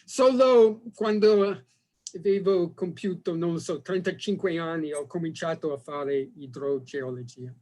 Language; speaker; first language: Italian; non-native, fluent; English